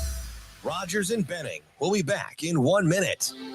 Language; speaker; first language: English; native; English